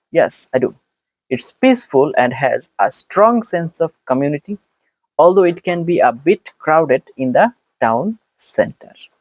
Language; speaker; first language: English; non-native, local second language; Bangla